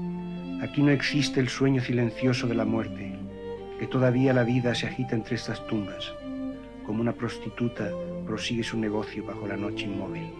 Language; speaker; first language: Spanish; native; Spanish